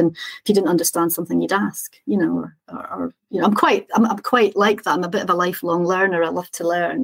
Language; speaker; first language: English; native; English